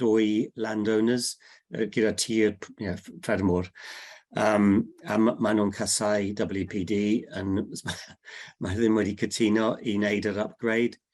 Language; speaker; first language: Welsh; non-native, learner; English